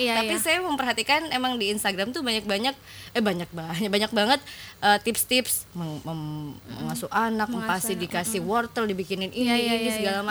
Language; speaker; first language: Indonesian; native; Indonesian